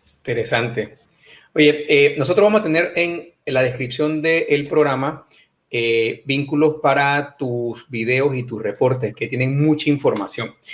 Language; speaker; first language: Spanish; native; Spanish